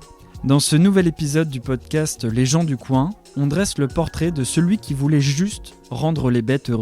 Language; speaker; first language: French; native; French